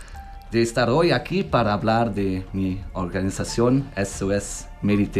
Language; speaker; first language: Spanish; non-native, learner; German